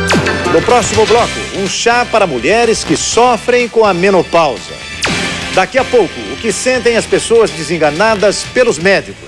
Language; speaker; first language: Portuguese; native; Portuguese